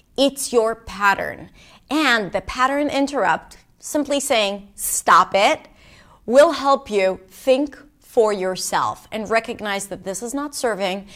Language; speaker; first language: English; non-native, fluent; Hebrew